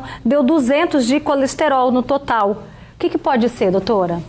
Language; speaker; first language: Portuguese; native; Portuguese